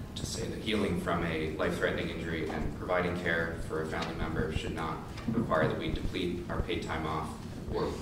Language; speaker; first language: English; native; English